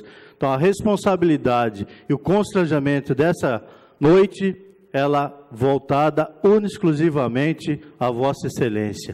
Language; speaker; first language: Portuguese; native; Portuguese